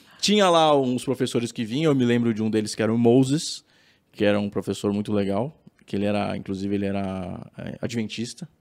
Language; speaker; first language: Portuguese; native; Portuguese